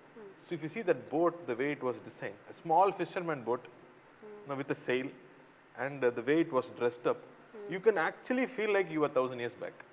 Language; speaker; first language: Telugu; non-native, local second language; Tamil